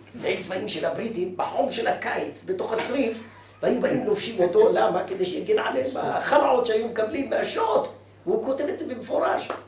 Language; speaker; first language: Hebrew; native; Hebrew